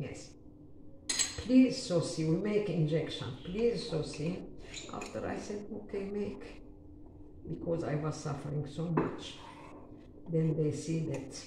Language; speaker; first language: English; non-native, learner; Arabic